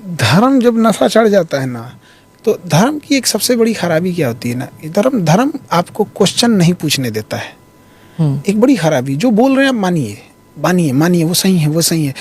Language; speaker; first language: Hindi; native; Hindi